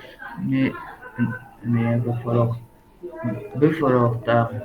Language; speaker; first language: Persian; non-native, learner; Urdu